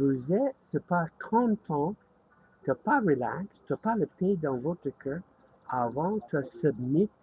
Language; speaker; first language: French; non-native, learner; English